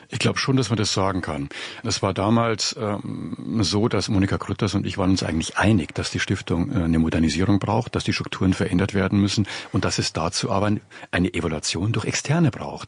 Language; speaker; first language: German; native; German